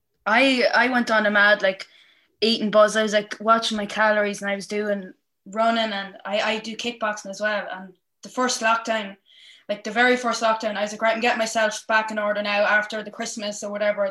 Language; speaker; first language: English; native; English